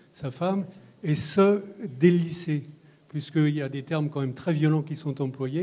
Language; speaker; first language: French; native; French